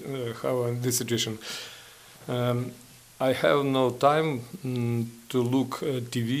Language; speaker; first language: English; non-native, learner; Ukrainian